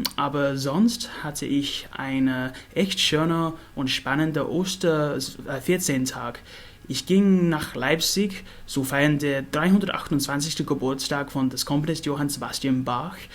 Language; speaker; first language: German; non-native, learner; English